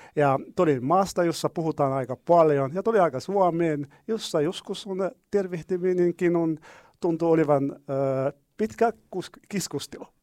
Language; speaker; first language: Finnish; non-native, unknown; Arabic